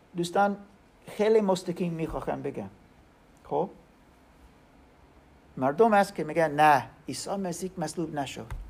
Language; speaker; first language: Persian; non-native, learner; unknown